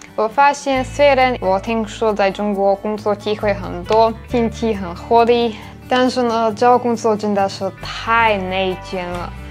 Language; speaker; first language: Chinese; non-native, fluent; Slovak